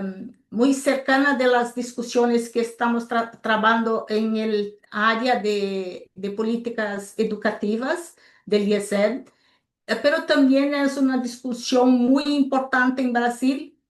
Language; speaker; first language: Spanish; non-native, local second language; Portuguese